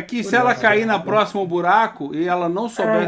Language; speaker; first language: Portuguese; native; Portuguese